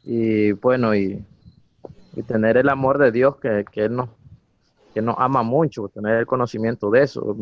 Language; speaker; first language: Spanish; native; Spanish